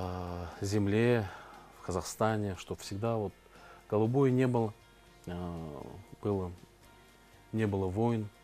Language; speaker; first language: Russian; native; Russian